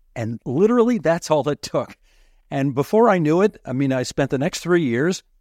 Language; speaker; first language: English; native; English